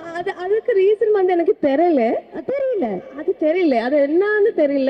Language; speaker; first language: Tamil; non-native, learner; Malayalam